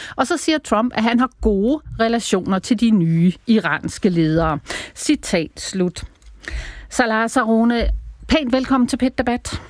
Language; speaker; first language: Danish; native; Danish